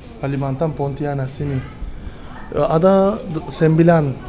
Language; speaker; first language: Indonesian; non-native, learner; Turkish